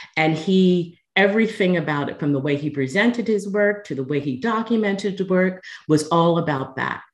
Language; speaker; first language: English; native; English